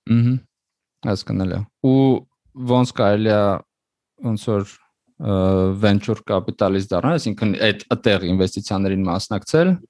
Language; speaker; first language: Armenian; native; Armenian